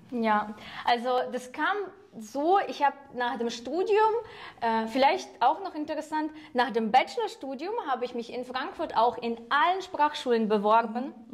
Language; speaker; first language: German; non-native, fluent; Ukrainian